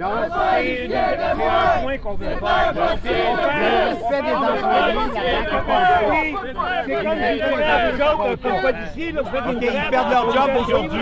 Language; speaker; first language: French; native; French